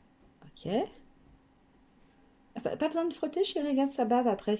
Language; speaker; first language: French; native; French